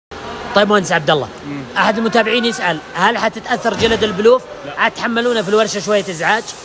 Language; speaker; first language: Arabic; native; Arabic